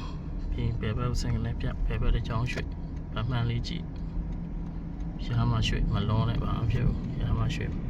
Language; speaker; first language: Burmese; native; Burmese